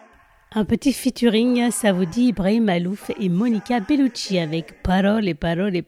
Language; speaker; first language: French; native; French